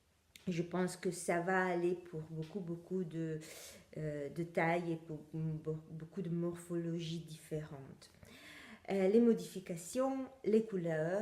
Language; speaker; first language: French; non-native, fluent; Italian